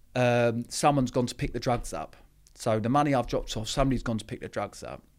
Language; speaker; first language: English; native; English